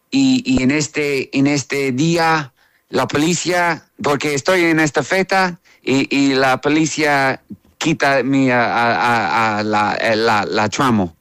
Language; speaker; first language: Spanish; non-native, learner; English